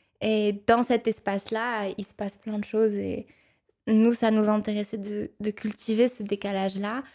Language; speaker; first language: French; non-native, local second language; Arabic